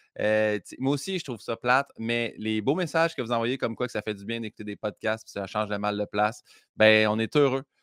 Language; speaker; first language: French; native; French